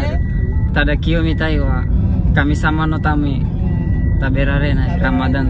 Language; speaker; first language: Japanese; non-native, learner; Indonesian